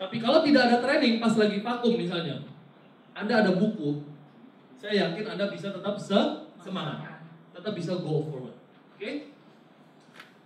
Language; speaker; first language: Indonesian; native; Indonesian